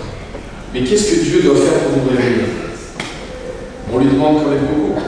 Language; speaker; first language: French; native; French